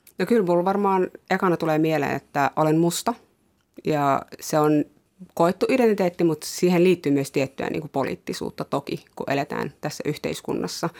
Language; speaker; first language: Finnish; early bilingual, other home language; Somali